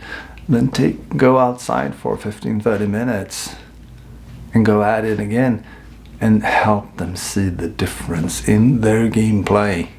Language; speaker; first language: English; non-native, fluent; Swedish